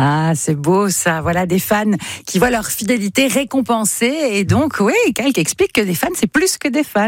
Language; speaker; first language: French; native; French